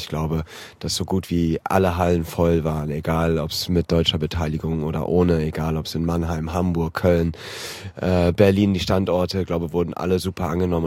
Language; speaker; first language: German; native; German